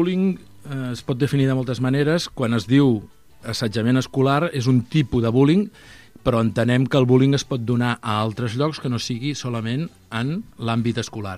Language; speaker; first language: Catalan; native; Catalan